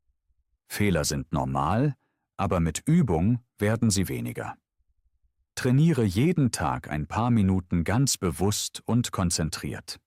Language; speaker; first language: German; non-native, fluent; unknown